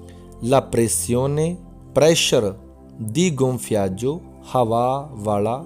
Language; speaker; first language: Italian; non-native, fluent; Punjabi